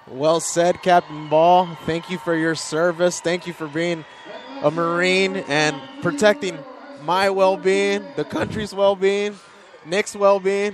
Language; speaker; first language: English; native; English